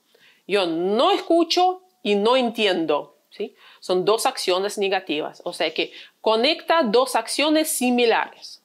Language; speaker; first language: Spanish; non-native, fluent; Russian